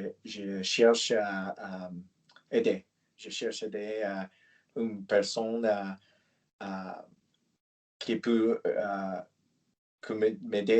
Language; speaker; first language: French; non-native, learner; English